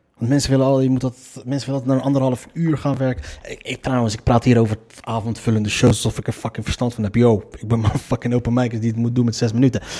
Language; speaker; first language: Dutch; native; Dutch